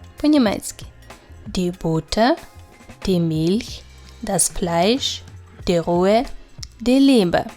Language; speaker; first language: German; non-native, fluent; Ukrainian